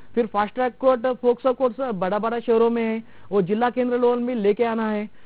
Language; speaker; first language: Hindi; non-native, local second language; Telugu